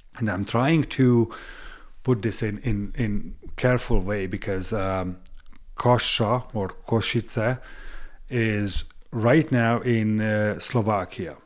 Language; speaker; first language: English; non-native, fluent; Hungarian